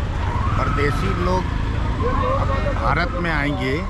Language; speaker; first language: Hindi; native; Hindi